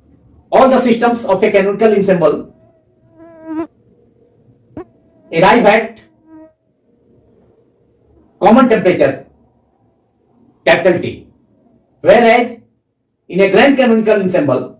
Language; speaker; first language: English; non-native, local second language; Hindi